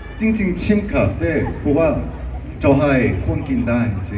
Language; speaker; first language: Thai; non-native, learner; Korean